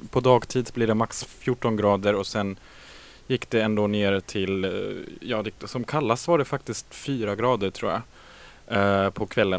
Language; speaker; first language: Swedish; native; Swedish